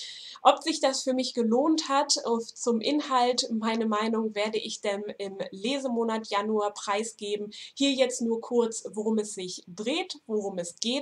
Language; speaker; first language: German; native; German